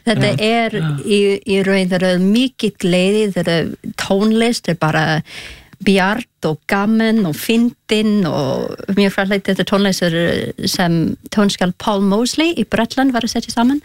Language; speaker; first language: Icelandic; non-native, learner; English